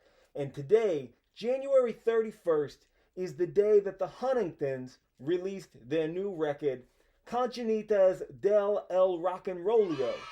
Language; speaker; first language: English; native; English